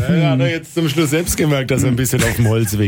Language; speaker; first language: German; native; German